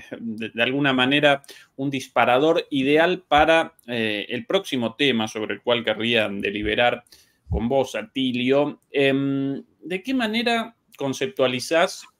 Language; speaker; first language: Spanish; native; Spanish